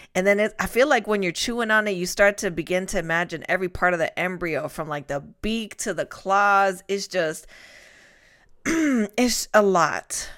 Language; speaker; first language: English; early bilingual, other home language; Spanish